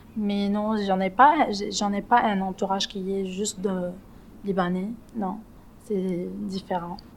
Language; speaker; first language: French; non-native, local second language; Arabic